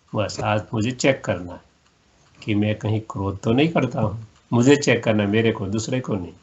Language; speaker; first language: Hindi; non-native, local second language; Gujarati